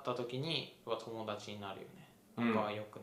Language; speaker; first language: Japanese; native; Japanese